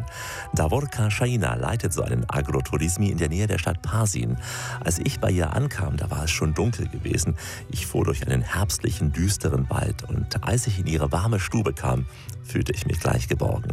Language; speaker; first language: German; native; German